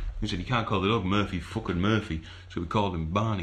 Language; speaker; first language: English; native; English